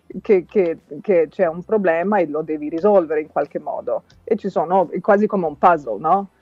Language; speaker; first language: Italian; non-native, fluent; Swedish